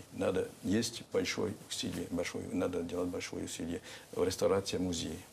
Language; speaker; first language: Russian; non-native, fluent; French